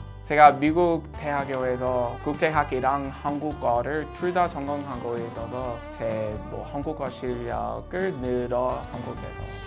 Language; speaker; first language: Korean; non-native, learner; English